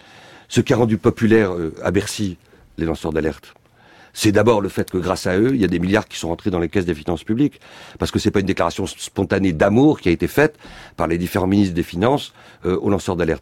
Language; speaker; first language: French; native; French